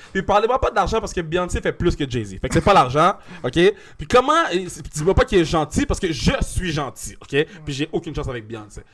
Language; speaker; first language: French; native; French